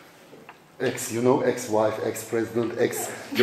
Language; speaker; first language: English; non-native, fluent; Turkish